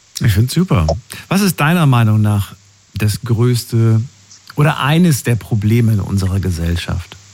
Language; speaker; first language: German; native; German